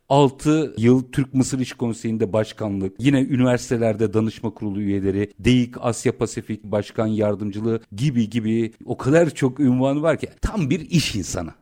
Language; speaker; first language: Turkish; native; Turkish